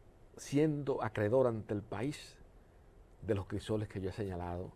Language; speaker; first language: Spanish; native; Spanish